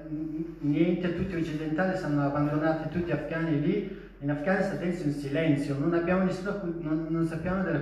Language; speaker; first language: Italian; non-native, fluent; Persian